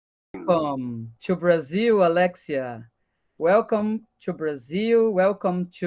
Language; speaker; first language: English; non-native, learner; Portuguese